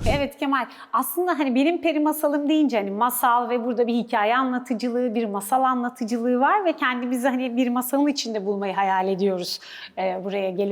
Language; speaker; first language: Turkish; native; Turkish